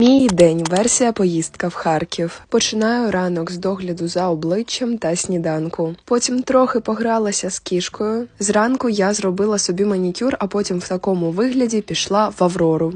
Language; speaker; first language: Ukrainian; native; Ukrainian